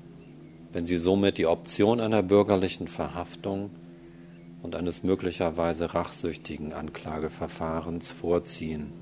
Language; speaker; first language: German; native; German